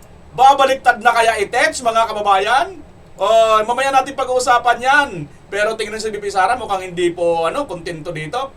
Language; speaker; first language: Filipino; native; Filipino